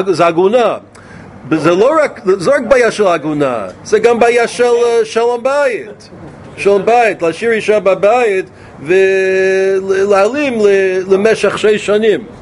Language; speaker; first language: Hebrew; non-native, fluent; English